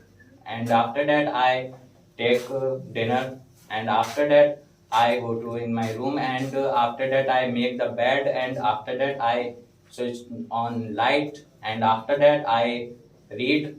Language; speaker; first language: English; non-native, learner; Hindi